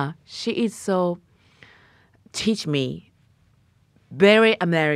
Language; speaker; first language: English; non-native, learner; Japanese